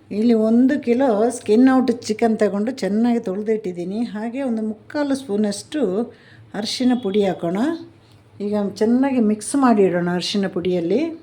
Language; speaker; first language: Kannada; non-native, local second language; Malayalam